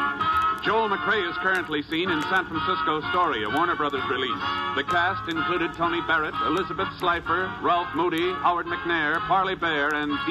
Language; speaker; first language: English; native; English